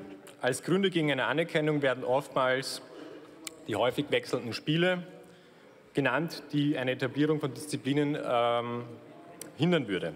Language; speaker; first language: German; native; German